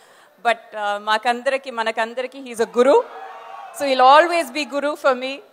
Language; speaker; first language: Telugu; non-native, fluent; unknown